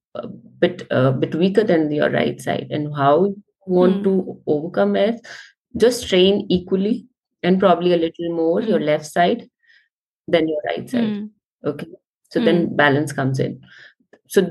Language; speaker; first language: English; non-native, local second language; Hindi